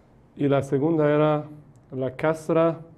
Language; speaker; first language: Spanish; non-native, fluent; Persian